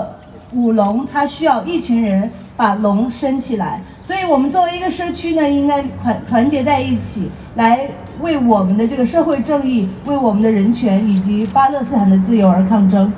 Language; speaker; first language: Chinese; early bilingual, other home language; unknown